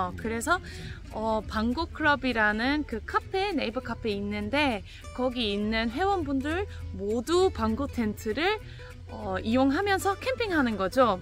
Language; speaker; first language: Korean; non-native, fluent; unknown